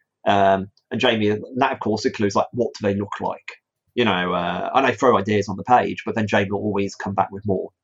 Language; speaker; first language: English; native; English